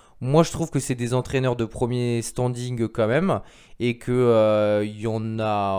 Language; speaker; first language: French; native; French